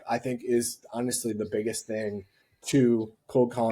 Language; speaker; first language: English; native; English